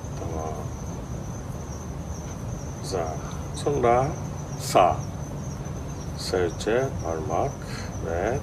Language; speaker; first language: Turkish; non-native, learner; Japanese